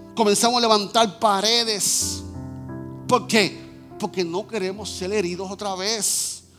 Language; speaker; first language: Spanish; native; Spanish